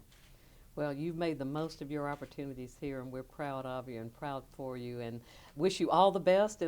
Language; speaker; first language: English; native; English